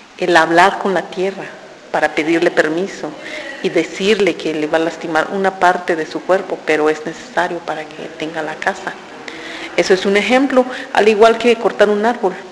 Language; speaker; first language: Spanish; non-native, local second language; Tzotzil